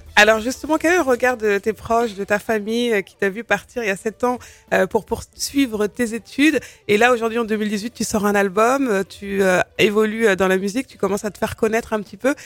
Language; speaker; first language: French; native; French